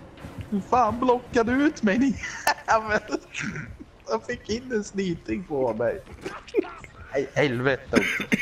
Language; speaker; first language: Swedish; native; Swedish